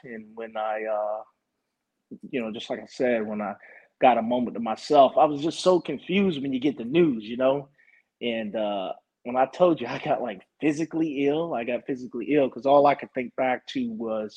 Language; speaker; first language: English; native; English